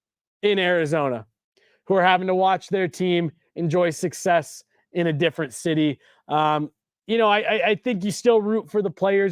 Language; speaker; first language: English; native; English